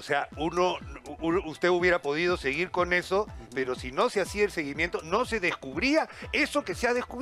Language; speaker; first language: Spanish; native; Spanish